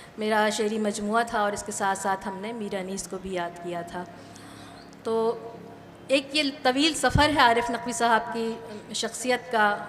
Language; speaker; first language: Urdu; native; Urdu